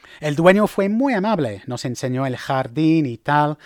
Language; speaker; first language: Spanish; non-native, fluent; English